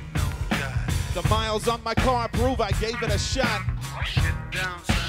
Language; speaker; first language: English; native; English